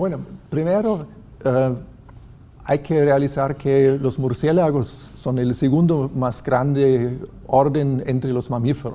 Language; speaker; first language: Spanish; non-native, fluent; German